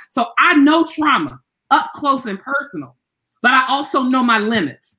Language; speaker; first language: English; native; English